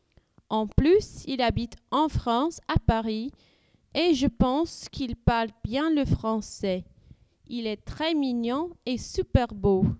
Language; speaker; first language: French; non-native, learner; English